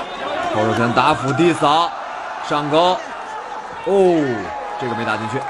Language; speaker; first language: Chinese; native; Chinese